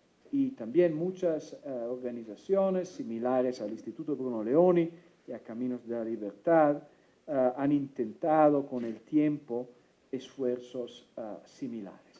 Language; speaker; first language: Spanish; non-native, fluent; Italian